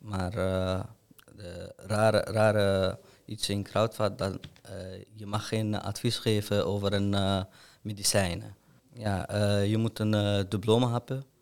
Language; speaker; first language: Dutch; non-native, learner; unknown